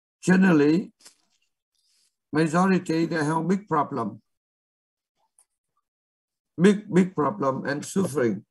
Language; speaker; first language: English; non-native, learner; Vietnamese